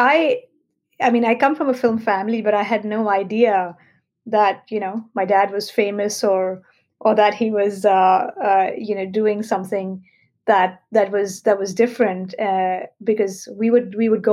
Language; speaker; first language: English; non-native, local second language; Hindi